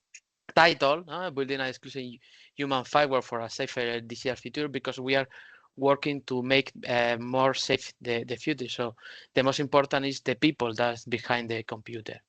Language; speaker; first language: English; non-native, learner; Spanish